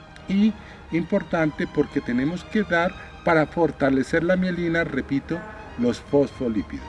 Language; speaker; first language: Spanish; native; Spanish